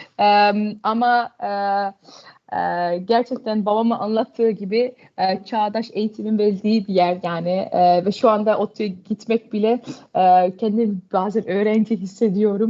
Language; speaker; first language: Turkish; early bilingual, heritage; Turkish